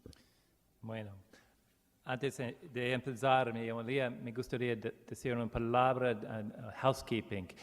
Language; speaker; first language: Spanish; non-native, learner; English